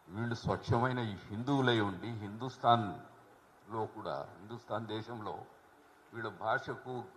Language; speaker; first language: Telugu; non-native, local second language; Lambadi